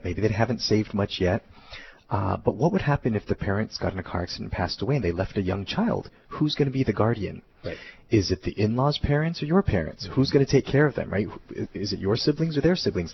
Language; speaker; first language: English; native; English